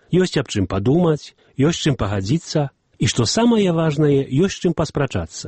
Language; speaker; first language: Belarusian; native; Belarusian